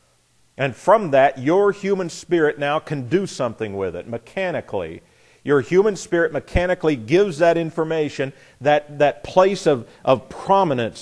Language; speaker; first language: English; native; English